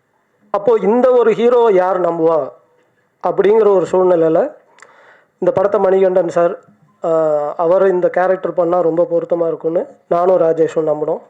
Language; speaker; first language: Tamil; native; Tamil